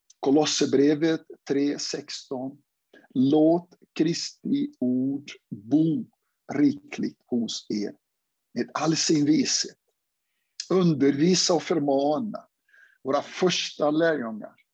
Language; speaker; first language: Swedish; non-native, fluent; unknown